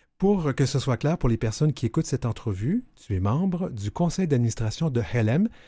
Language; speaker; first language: French; native; French